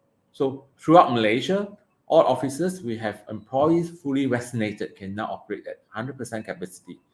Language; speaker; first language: English; non-native, local second language; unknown